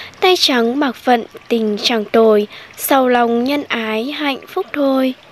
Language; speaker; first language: Vietnamese; non-native, local second language; Hmong